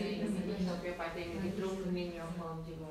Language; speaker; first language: German; non-native, fluent; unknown